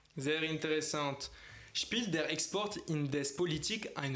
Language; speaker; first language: German; non-native, fluent; French